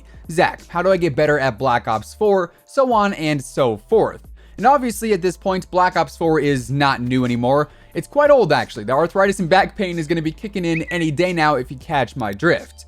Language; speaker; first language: English; native; English